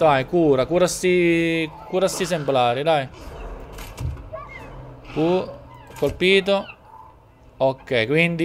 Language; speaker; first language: Italian; native; Italian